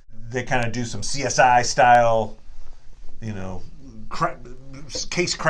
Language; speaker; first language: English; native; English